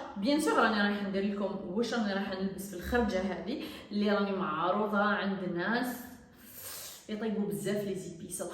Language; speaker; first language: Arabic; native; Arabic